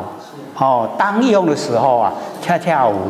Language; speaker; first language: Chinese; native; Chinese